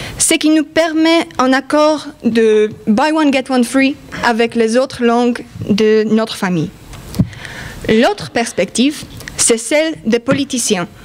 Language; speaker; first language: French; non-native, fluent; Polish